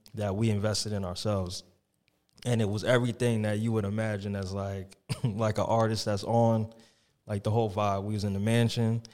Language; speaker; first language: English; native; English